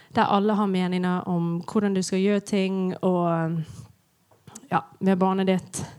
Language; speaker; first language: Norwegian; non-native, fluent; English